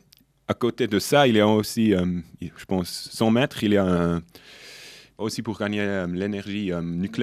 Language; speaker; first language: French; non-native, local second language; German